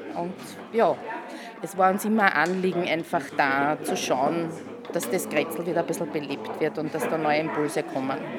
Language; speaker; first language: German; native; German